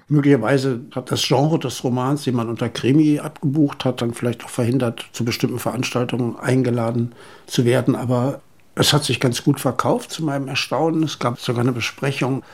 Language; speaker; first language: German; native; German